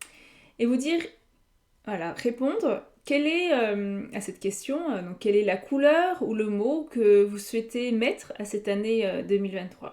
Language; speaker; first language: French; native; French